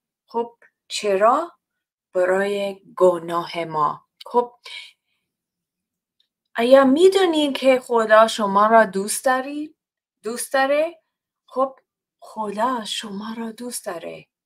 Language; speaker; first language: Persian; non-native, fluent; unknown